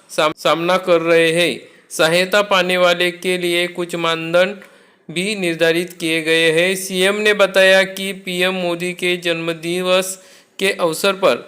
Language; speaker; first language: Hindi; non-native, local second language; Marathi